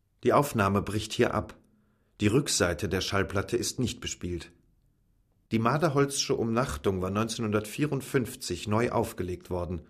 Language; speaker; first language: German; native; German